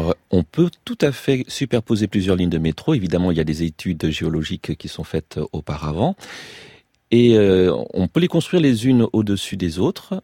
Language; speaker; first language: French; native; French